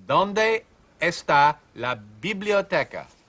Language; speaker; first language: Spanish; non-native, learner; English